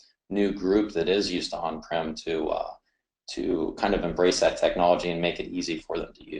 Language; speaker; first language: English; native; English